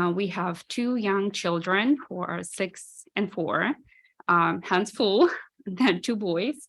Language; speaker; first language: English; non-native, fluent; Ukrainian